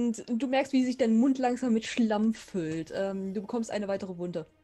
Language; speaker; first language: German; native; German